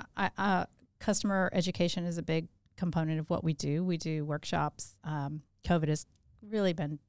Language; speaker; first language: English; native; English